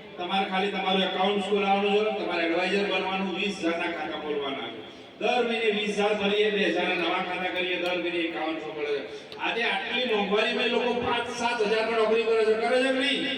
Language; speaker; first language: Gujarati; native; Gujarati